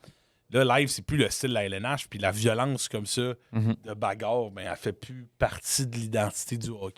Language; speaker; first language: French; native; French